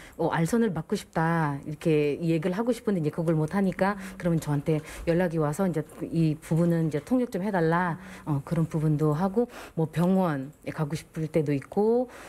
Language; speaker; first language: Korean; non-native, fluent; Vietnamese